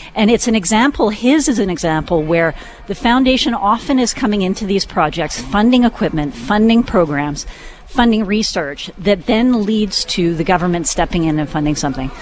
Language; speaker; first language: English; native; English